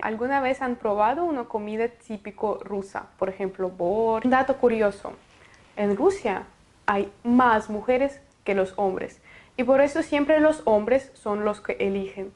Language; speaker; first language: Spanish; non-native, fluent; Russian